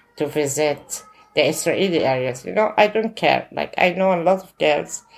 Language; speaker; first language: English; non-native, learner; Arabic